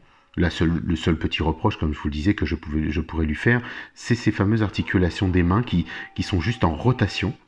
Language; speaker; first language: French; native; French